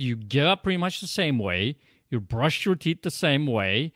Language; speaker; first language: English; non-native, fluent; Polish